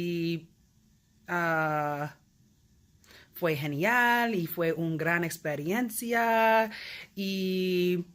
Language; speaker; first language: Spanish; non-native, learner; English